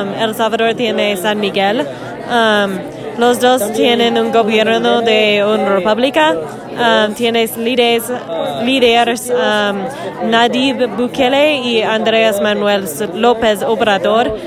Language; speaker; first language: Spanish; non-native, learner; English